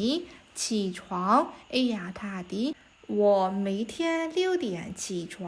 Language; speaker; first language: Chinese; non-native, fluent; Burmese